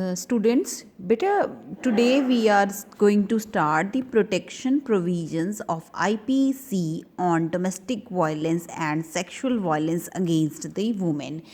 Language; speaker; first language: English; non-native, local second language; Punjabi